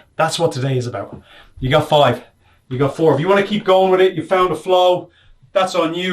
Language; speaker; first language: English; native; English